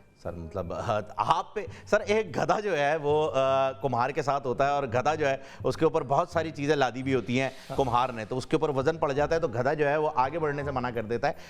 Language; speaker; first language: Urdu; native; Urdu